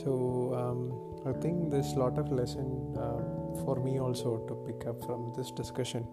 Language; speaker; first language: English; non-native, local second language; Malayalam